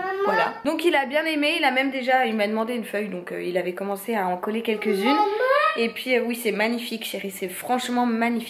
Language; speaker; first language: French; native; French